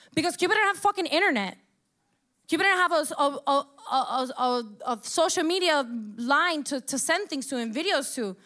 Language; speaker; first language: English; early bilingual, other home language; Spanish